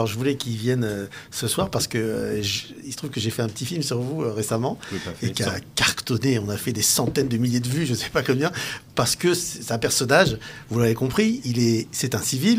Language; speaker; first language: French; native; French